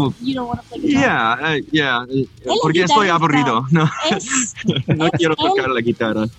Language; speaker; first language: Spanish; non-native, learner; English